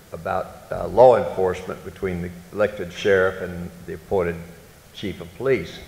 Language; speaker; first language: English; native; English